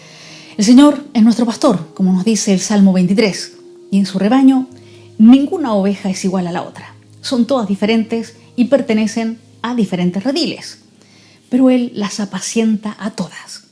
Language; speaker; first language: Spanish; native; Spanish